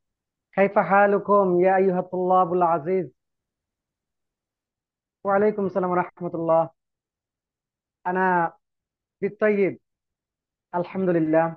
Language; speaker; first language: Arabic; non-native, learner; Bangla